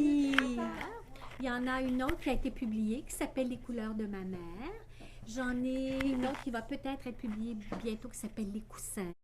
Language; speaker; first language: French; native; French